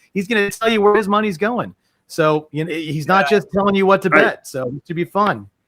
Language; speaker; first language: English; native; English